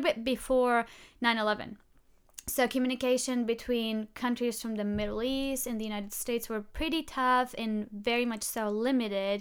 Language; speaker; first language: English; non-native, fluent; Arabic